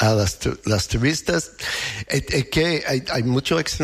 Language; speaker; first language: Spanish; non-native, learner; English